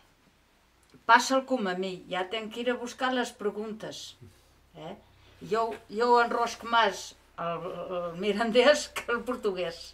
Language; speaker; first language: Portuguese; non-native, local second language; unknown